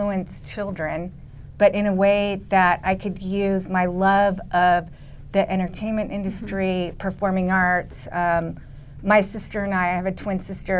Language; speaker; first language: English; native; English